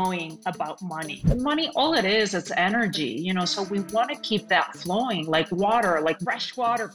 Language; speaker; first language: English; non-native, fluent; Spanish